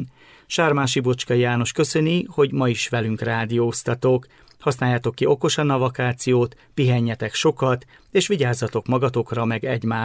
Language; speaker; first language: Hungarian; native; Hungarian